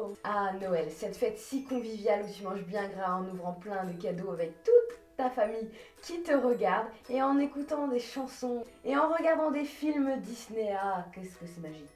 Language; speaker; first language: French; native; French